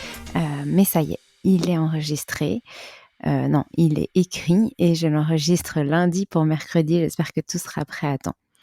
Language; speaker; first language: French; native; French